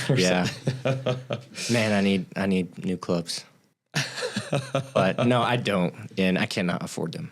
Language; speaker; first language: English; native; English